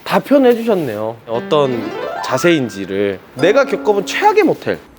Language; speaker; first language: Korean; native; Korean